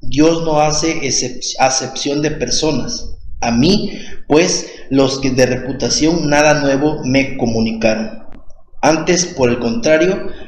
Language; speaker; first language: Spanish; native; Spanish